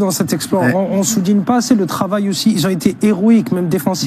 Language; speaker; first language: French; native; French